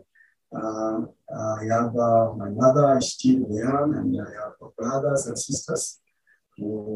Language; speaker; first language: English; non-native, local second language; Kikuyu